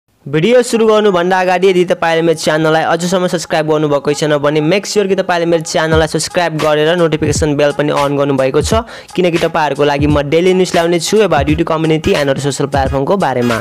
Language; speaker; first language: Nepali; native; Nepali